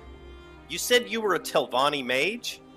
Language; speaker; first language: English; native; English